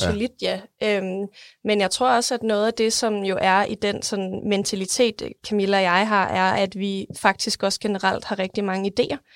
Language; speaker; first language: Danish; native; Danish